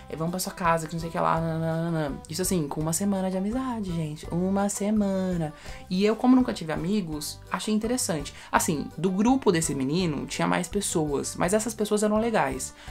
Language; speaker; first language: Portuguese; early bilingual, heritage; Portuguese